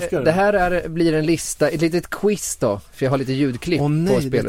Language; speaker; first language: Swedish; native; Swedish